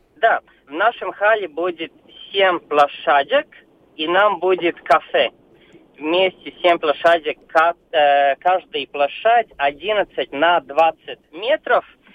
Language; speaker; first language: Russian; non-native, local second language; Latvian